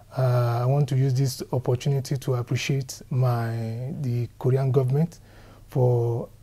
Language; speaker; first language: English; non-native, local second language; Yoruba